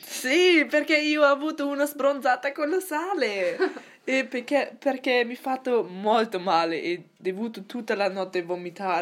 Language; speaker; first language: Italian; non-native, learner; German